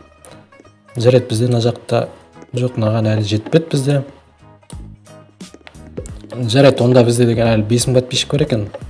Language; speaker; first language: Kazakh; native; Kazakh